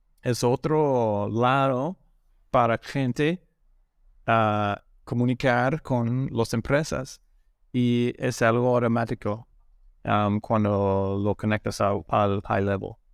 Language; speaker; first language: Spanish; non-native, learner; English